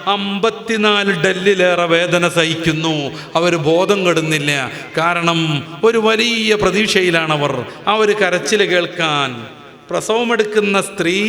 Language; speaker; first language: Malayalam; native; Malayalam